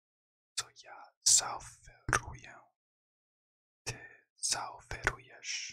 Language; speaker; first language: Polish; non-native, learner; English